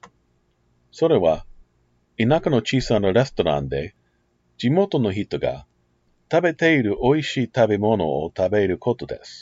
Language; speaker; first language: Japanese; non-native, learner; English